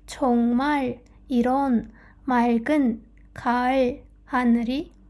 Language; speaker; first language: Korean; non-native, fluent; Kazakh